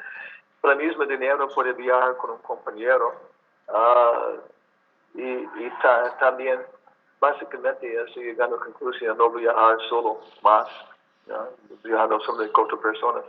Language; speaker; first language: Spanish; non-native, learner; English